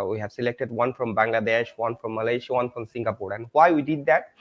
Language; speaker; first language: English; non-native, local second language; Bangla